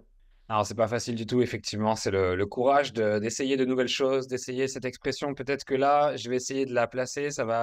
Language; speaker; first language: French; native; French